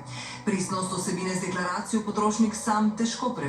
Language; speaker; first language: Slovenian; native; Slovenian